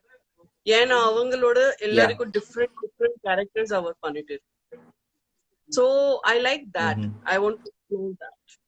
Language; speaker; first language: Tamil; non-native, fluent; Gujarati